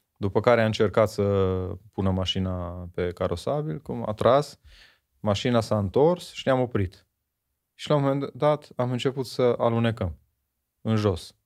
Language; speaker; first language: Romanian; non-native, local second language; Hungarian